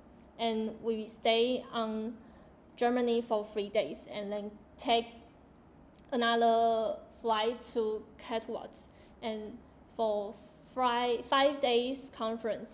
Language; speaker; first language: English; non-native, learner; Chinese